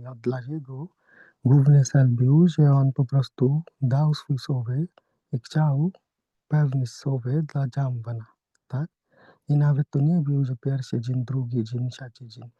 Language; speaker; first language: Polish; non-native, learner; Hindi